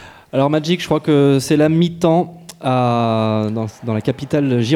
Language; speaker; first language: French; native; French